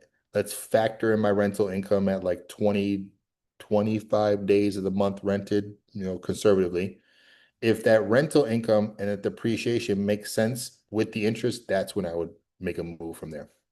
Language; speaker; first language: English; native; English